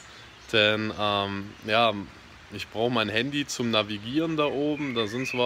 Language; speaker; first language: German; native; German